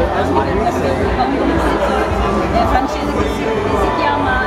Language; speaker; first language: Italian; non-native, learner; French